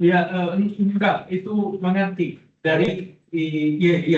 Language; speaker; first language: Indonesian; non-native, learner; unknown